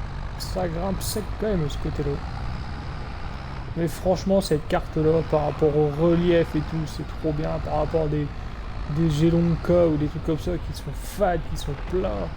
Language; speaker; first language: French; native; French